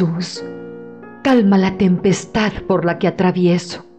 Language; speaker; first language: Spanish; native; Spanish